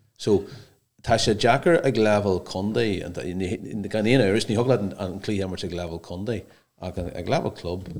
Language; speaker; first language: Irish; non-native, local second language; English